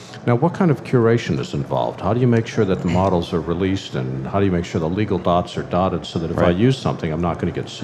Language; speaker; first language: English; native; English